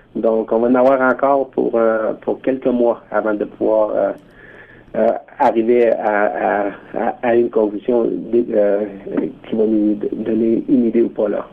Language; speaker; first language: French; native; French